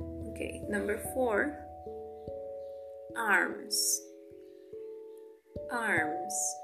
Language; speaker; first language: English; non-native, fluent; Spanish